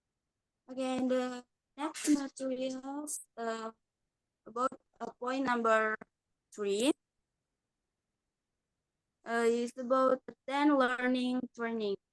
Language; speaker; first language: English; non-native, learner; Indonesian